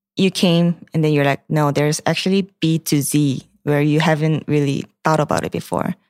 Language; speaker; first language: English; non-native, fluent; Korean